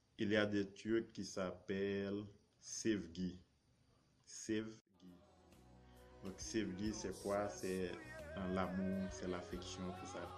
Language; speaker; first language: French; non-native, local second language; Haitian Creole